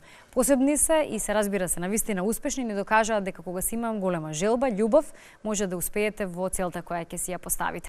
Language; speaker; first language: Macedonian; native; Macedonian